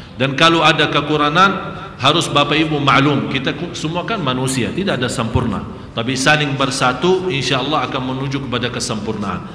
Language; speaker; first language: Malay; non-native, fluent; Arabic